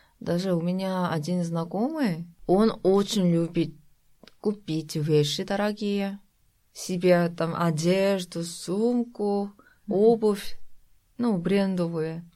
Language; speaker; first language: Russian; non-native, fluent; Korean